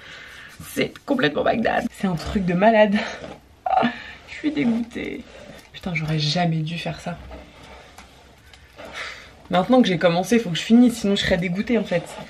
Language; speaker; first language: French; native; French